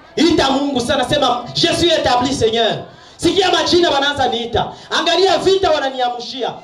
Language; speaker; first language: French; non-native, local second language; Swahili